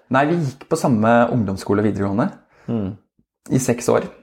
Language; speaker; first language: Norwegian; native; Norwegian